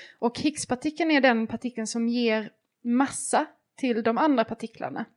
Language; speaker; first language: Swedish; native; Swedish